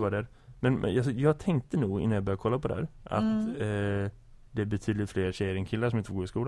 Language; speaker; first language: Swedish; native; Swedish